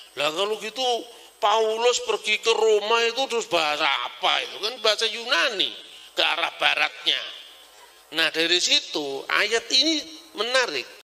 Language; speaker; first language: Indonesian; non-native, local second language; Javanese